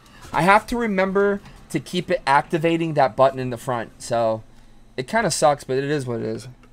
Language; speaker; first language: English; native; English